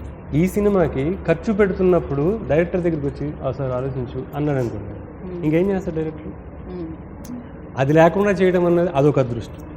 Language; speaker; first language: Telugu; native; Telugu